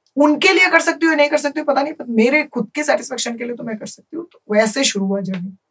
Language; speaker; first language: Hindi; non-native, local second language; Bangla